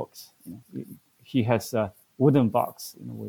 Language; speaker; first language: English; non-native, fluent; Chinese